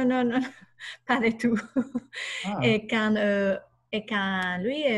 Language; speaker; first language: French; non-native, learner; Spanish